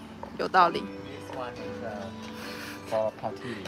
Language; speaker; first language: English; non-native, learner; Thai